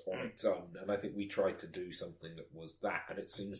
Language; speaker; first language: English; native; English